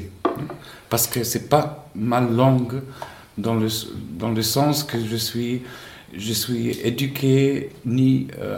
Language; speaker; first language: French; non-native, fluent; Spanish